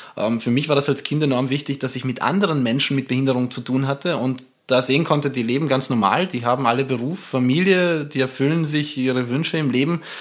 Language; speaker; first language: German; early bilingual, other home language; Romanian